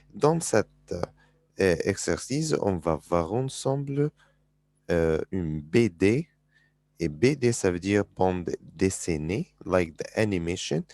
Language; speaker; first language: French; non-native, fluent; Arabic